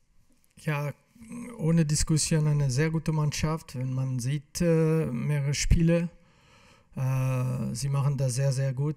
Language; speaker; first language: German; non-native, fluent; French